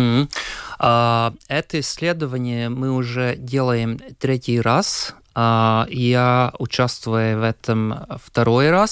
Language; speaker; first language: Russian; non-native, local second language; Latvian